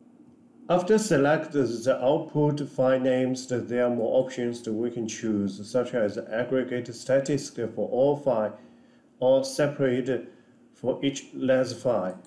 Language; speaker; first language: English; non-native, fluent; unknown